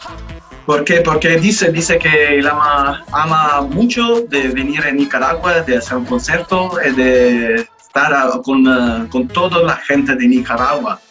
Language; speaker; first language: Spanish; non-native, learner; Italian